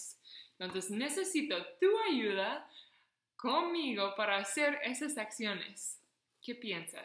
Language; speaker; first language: Spanish; non-native, fluent; English